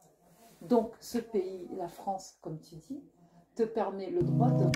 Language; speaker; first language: French; native; French